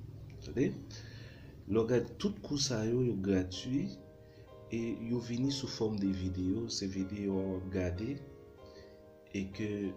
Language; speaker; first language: French; non-native, learner; Haitian Creole